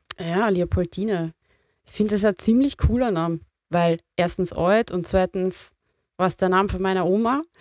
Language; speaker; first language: German; native; German